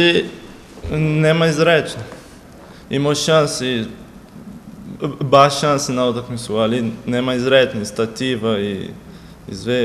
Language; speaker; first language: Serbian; non-native, learner; Portuguese